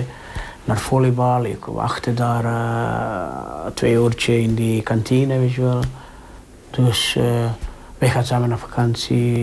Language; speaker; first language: Dutch; non-native, learner; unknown